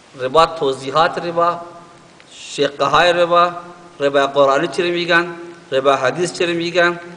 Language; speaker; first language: Persian; native; Persian